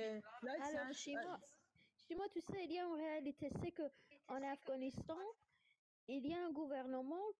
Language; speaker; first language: French; non-native, fluent; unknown